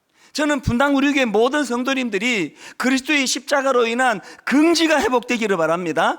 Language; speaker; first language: Korean; native; Korean